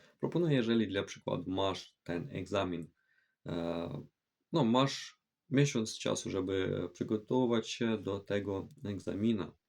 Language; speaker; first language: Polish; non-native, fluent; Ukrainian